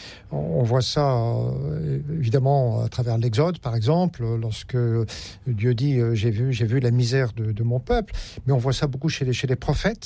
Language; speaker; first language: French; native; French